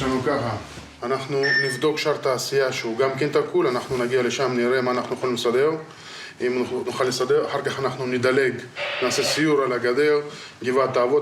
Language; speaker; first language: Hebrew; native; Hebrew